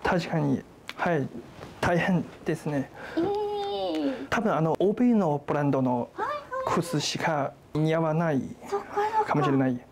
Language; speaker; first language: Japanese; non-native, learner; Chinese